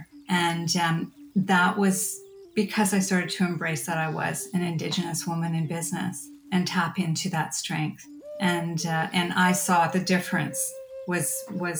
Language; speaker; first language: English; native; English